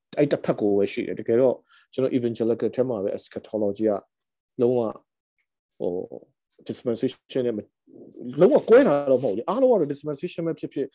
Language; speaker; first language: English; non-native, fluent; Burmese